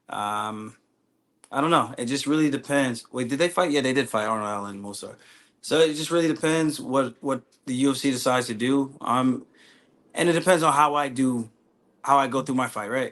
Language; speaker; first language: English; native; English